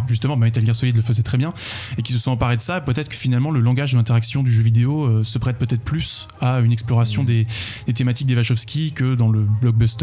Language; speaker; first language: French; native; French